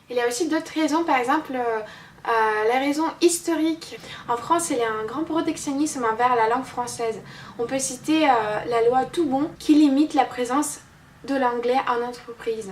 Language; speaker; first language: French; non-native, fluent; Russian